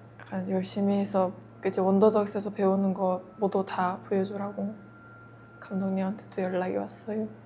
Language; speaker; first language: Korean; non-native, fluent; Mongolian